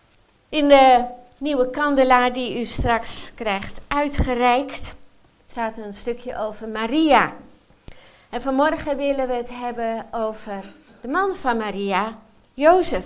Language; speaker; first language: Dutch; native; Dutch